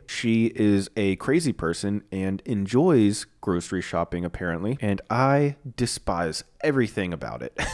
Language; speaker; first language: English; native; English